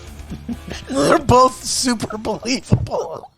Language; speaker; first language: English; native; English